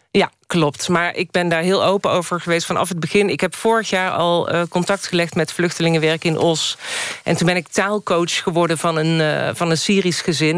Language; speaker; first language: Dutch; native; Dutch